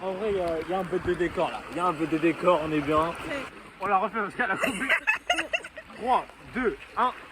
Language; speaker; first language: French; native; French